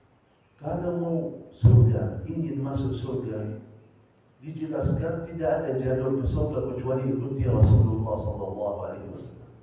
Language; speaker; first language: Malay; non-native, fluent; Arabic